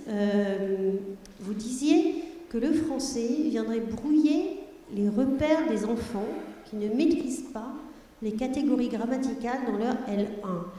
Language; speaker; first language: French; non-native, fluent; German